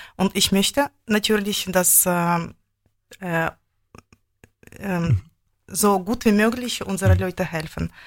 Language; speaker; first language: German; non-native, learner; Ukrainian